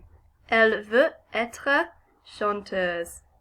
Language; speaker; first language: French; non-native, fluent; English